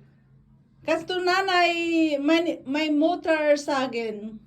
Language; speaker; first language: German; non-native, learner; Filipino